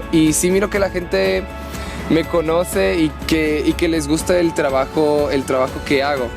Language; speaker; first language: Spanish; non-native, learner; Portuguese